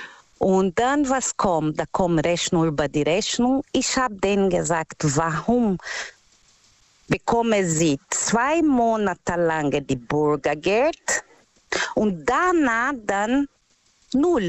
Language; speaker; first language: German; non-native, learner; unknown